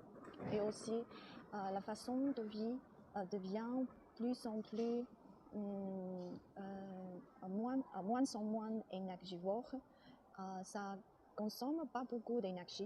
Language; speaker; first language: French; non-native, learner; Chinese